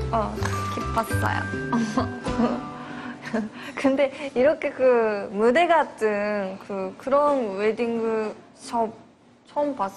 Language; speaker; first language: Korean; non-native, fluent; Japanese